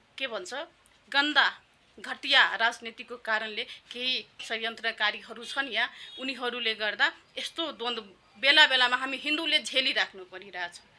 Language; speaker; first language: Nepali; non-native, local second language; Maithili